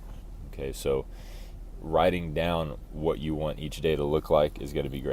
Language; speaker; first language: English; native; English